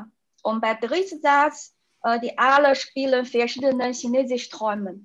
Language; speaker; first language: German; non-native, fluent; Chinese